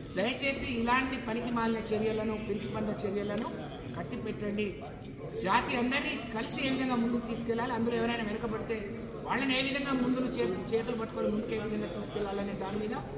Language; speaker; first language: Telugu; non-native, local second language; Lambadi